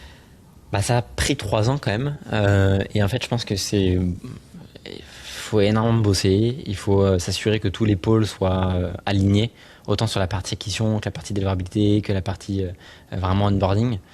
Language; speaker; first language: French; native; French